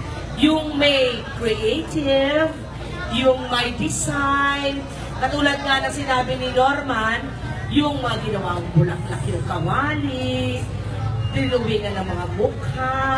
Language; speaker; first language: Filipino; native; Filipino